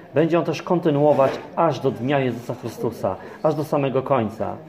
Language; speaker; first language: Polish; native; Polish